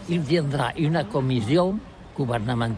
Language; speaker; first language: French; non-native, learner; Catalan